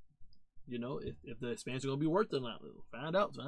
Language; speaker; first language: English; native; English